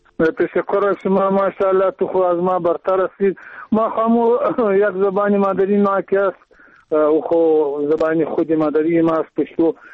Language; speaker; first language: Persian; non-native, local second language; Pashto